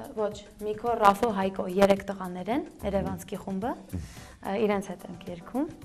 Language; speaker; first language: Armenian; early bilingual, heritage; Armenian